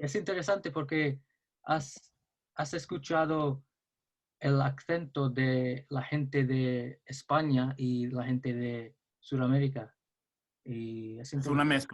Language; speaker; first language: Spanish; non-native, learner; English